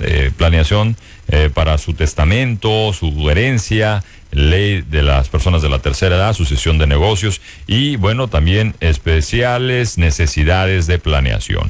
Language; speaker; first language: Spanish; native; Spanish